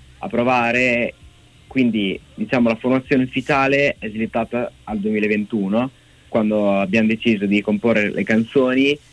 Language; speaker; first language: Italian; native; Italian